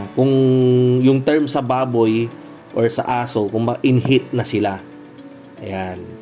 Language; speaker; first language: Filipino; non-native, local second language; Pangasinan